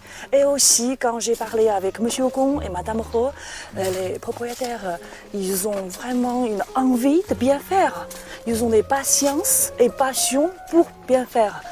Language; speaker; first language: French; non-native, fluent; Chinese